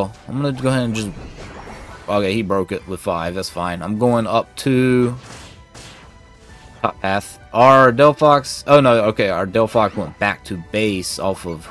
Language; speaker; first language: English; native; English